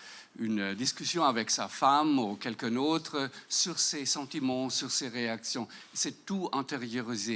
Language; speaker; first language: French; non-native, fluent; German